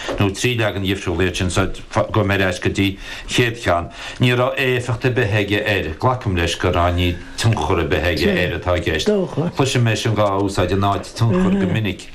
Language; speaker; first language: Irish; native; Irish